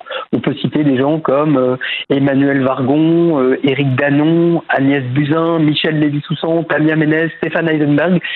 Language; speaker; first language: French; native; French